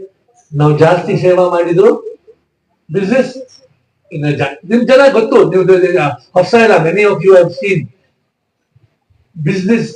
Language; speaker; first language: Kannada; non-native, local second language; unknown